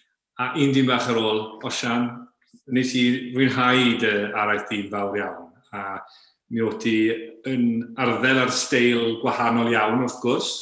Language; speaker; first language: Welsh; native; Welsh